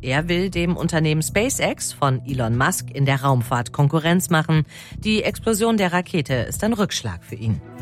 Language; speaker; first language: German; native; German